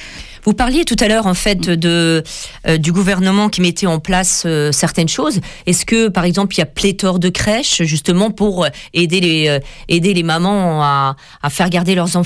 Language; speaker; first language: French; native; French